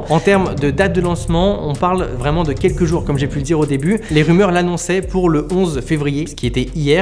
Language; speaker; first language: French; native; French